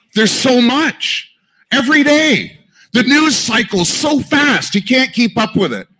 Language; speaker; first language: English; native; English